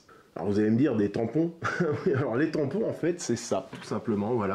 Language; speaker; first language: French; native; French